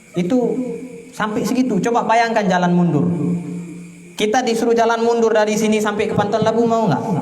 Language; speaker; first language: Indonesian; non-native, local second language; Achinese